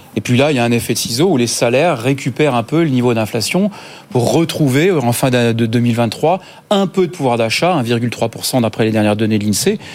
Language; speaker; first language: French; native; French